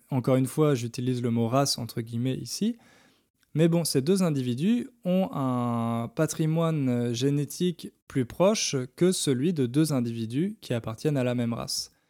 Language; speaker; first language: French; native; French